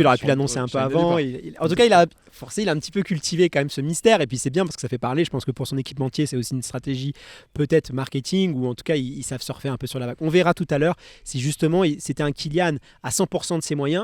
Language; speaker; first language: French; native; French